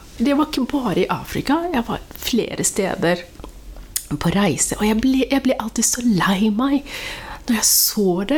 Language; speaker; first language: Norwegian; early bilingual, other home language; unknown